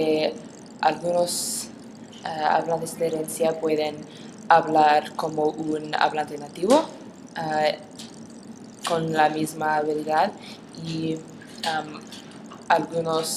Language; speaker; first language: Spanish; non-native, learner; English